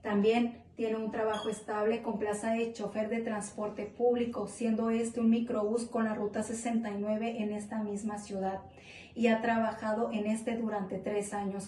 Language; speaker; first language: Spanish; native; Spanish